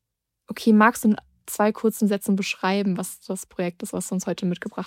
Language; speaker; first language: German; native; German